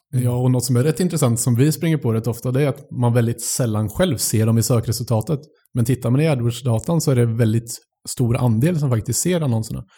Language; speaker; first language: Swedish; native; Swedish